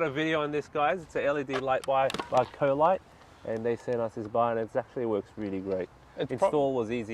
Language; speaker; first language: English; native; English